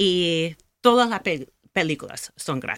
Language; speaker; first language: Spanish; non-native, learner; English